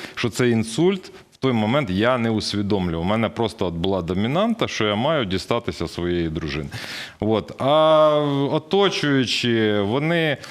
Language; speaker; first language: Ukrainian; native; Ukrainian